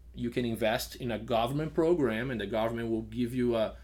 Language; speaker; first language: English; non-native, fluent; Portuguese